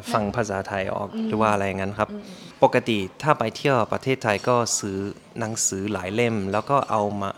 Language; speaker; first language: Thai; non-native, fluent; German